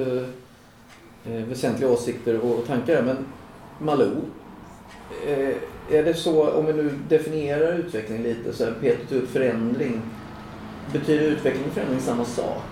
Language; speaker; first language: Swedish; native; Swedish